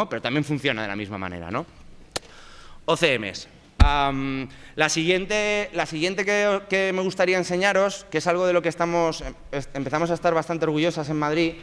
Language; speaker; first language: Spanish; native; Spanish